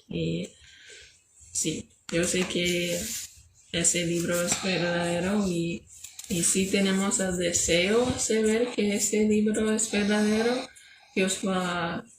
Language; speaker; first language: Spanish; non-native, learner; English